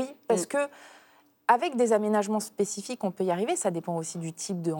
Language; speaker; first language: French; native; French